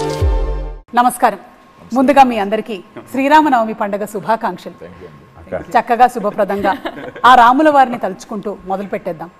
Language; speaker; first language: Telugu; native; Telugu